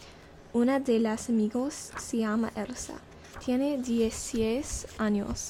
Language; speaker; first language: Spanish; non-native, learner; English